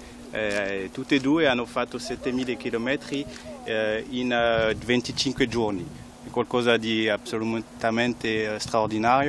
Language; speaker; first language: Italian; non-native, fluent; French